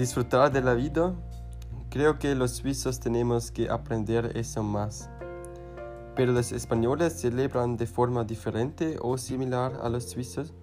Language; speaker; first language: Spanish; non-native, learner; German